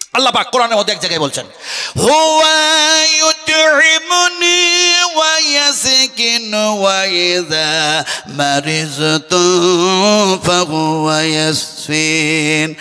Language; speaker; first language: Bangla; non-native, local second language; Urdu